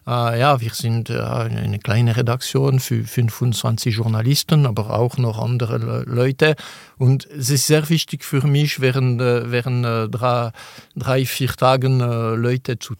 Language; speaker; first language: German; non-native, local second language; French